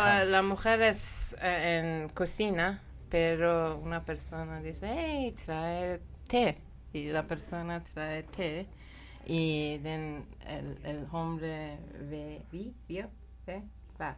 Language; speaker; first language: Spanish; non-native, learner; Persian